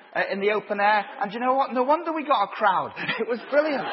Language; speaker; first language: English; native; English